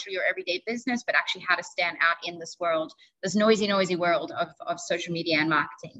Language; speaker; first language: English; native; English